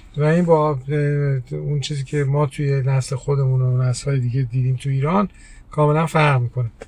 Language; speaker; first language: Persian; early bilingual, heritage; Persian